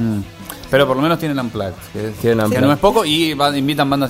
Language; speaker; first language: Spanish; native; Spanish